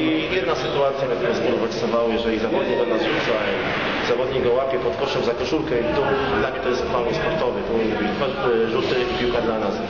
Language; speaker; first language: Polish; non-native, fluent; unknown